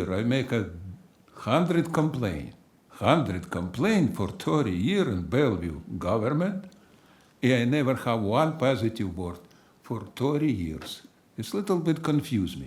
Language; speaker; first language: English; non-native, learner; German